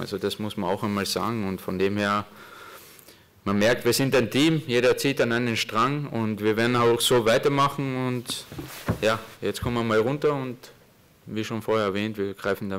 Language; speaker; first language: German; native; German